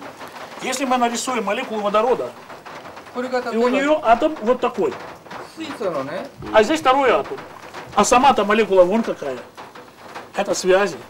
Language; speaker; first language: Russian; native; Russian